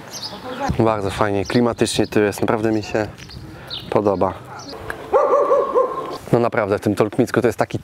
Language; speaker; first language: Polish; native; Polish